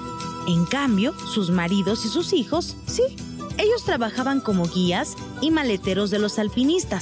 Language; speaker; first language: Spanish; native; Spanish